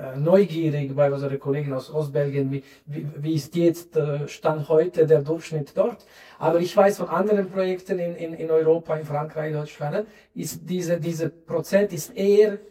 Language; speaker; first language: German; non-native, local second language; French